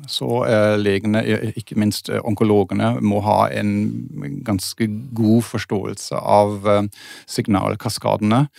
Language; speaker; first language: Norwegian; non-native, fluent; German